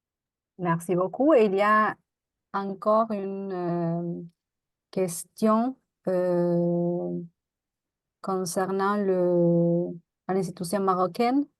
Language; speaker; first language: French; non-native, fluent; Spanish